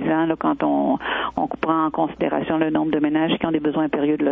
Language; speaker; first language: French; native; French